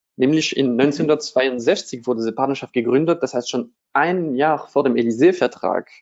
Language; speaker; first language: German; non-native, fluent; French